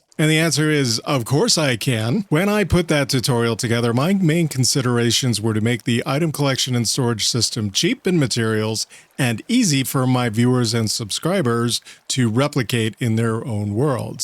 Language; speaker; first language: English; native; English